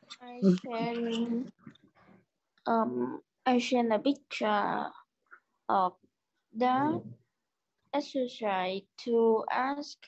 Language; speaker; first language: English; non-native, learner; Vietnamese